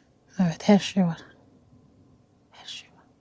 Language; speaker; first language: Turkish; non-native, learner; Mongolian